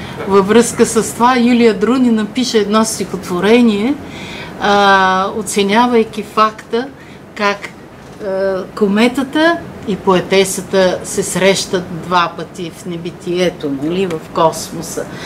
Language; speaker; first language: Bulgarian; native; Bulgarian